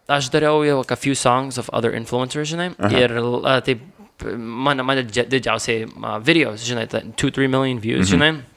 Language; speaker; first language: Lithuanian; early bilingual, heritage; Lithuanian